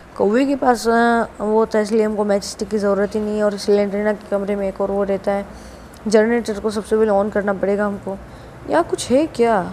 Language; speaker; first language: Hindi; non-native, local second language; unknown